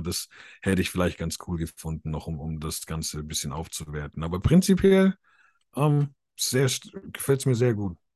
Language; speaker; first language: German; native; German